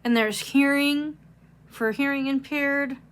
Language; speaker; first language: English; native; English